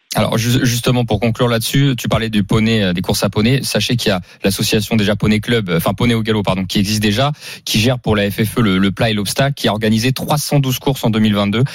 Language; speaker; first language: French; native; French